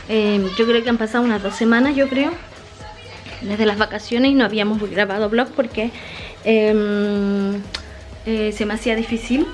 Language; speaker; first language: Spanish; native; Spanish